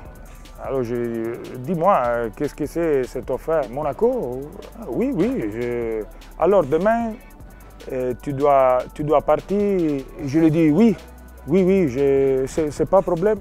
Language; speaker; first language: French; non-native, learner; Italian